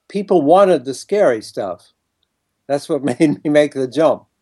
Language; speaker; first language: English; native; English